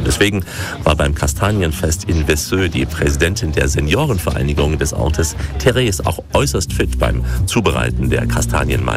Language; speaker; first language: German; native; German